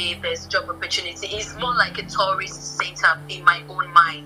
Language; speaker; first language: English; non-native, local second language; Yoruba